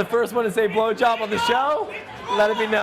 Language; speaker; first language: English; native; English